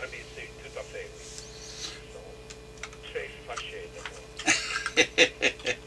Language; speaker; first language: French; non-native, learner; English